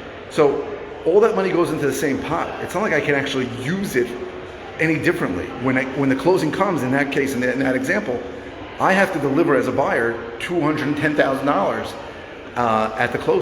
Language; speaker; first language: English; native; English